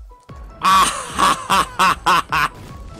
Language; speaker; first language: Japanese; native; Japanese